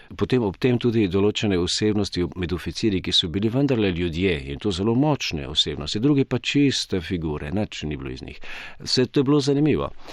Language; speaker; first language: Slovenian; native; Slovenian